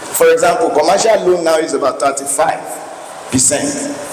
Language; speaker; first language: English; non-native, local second language; Yoruba